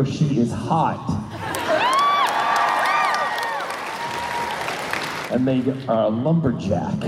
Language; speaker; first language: English; native; English